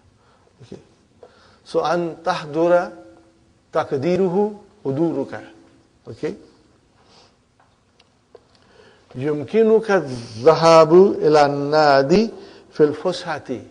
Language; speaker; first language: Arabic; non-native, fluent; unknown